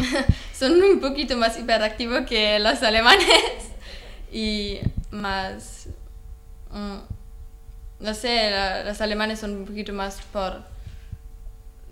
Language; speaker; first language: Spanish; non-native, learner; German